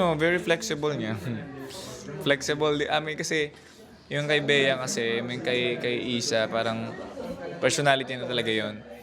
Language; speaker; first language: Filipino; non-native, local second language; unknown